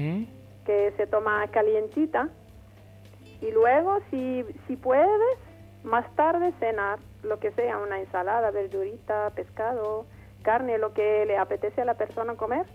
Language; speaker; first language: Spanish; non-native, fluent; Arabic